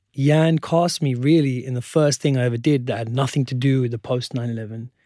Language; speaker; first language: English; non-native, local second language; Urdu